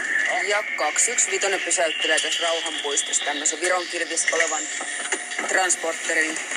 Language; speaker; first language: Finnish; native; Finnish